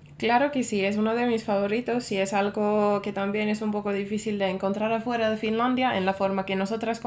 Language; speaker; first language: Spanish; non-native, fluent; Finnish